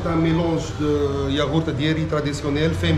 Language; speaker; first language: French; non-native, local second language; Arabic